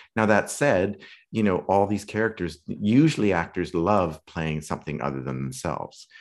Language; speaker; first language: English; native; English